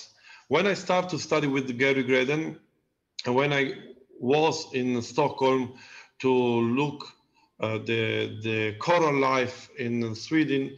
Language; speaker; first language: English; non-native, learner; Italian